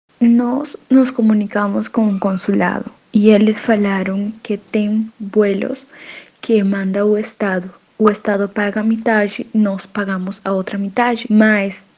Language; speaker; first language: Portuguese; non-native, learner; Spanish